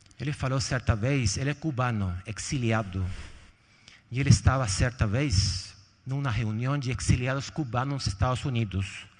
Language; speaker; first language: Portuguese; non-native, fluent; Spanish